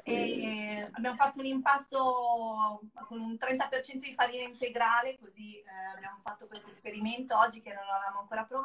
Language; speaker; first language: Italian; native; Italian